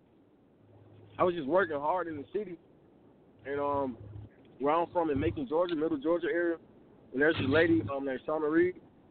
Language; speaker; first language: English; native; English